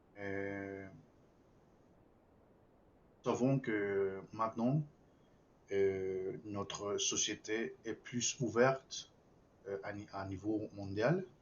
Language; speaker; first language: French; non-native, fluent; Spanish